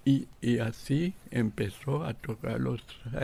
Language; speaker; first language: Spanish; non-native, local second language; English